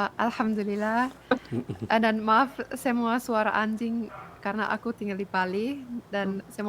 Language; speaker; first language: Indonesian; non-native, fluent; Finnish